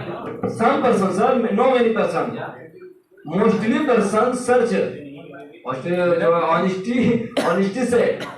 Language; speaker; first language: English; non-native, learner; Urdu